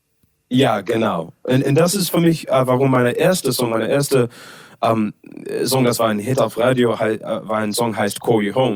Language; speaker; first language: German; non-native, learner; English